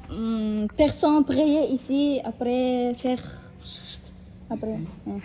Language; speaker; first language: French; non-native, learner; Kazakh